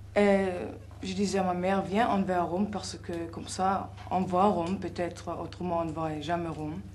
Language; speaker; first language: French; non-native, fluent; German